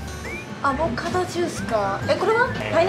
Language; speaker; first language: Japanese; native; Japanese